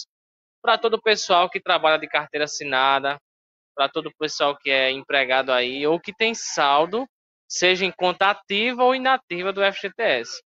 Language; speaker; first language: Portuguese; native; Portuguese